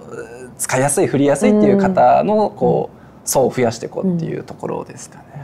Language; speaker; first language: Japanese; native; Japanese